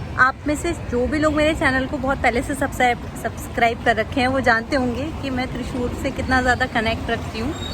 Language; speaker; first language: Hindi; native; Hindi